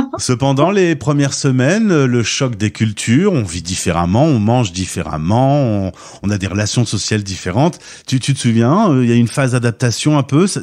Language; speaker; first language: French; native; French